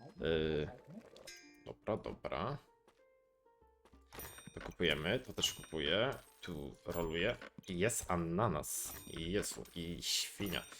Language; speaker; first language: Polish; native; Polish